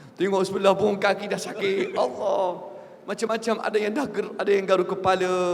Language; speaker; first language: Malay; non-native, fluent; Arabic